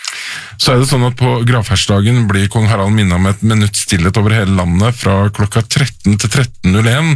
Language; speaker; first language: Norwegian; native; Norwegian